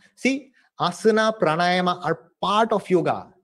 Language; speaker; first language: English; non-native, local second language; Assamese